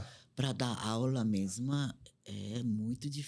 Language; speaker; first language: Portuguese; non-native, fluent; Korean